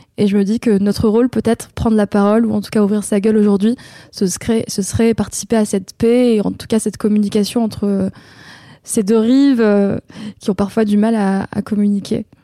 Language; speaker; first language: French; native; French